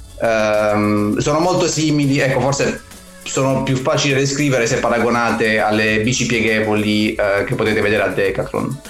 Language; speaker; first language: Italian; native; Italian